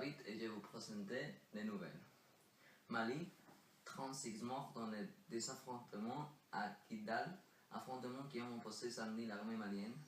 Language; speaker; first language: French; non-native, learner; Spanish